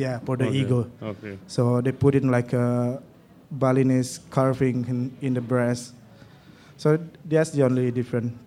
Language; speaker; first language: English; non-native, learner; Indonesian